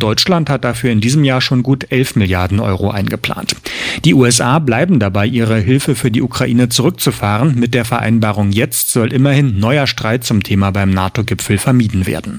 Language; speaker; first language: German; native; German